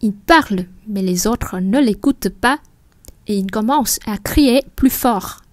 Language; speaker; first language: French; non-native, fluent; Vietnamese